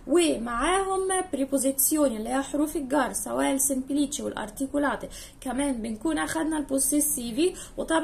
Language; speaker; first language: Arabic; native; Arabic